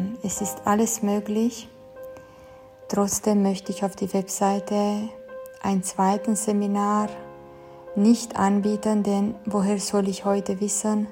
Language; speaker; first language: German; non-native, fluent; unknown